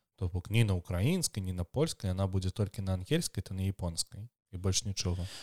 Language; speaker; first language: Belarusian; non-native, local second language; Russian